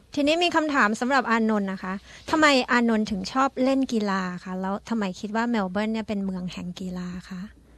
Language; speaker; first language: Thai; native; Thai